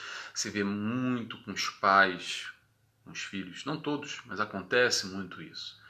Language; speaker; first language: Portuguese; native; Portuguese